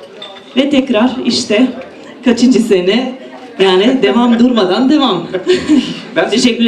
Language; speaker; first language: Turkish; non-native, fluent; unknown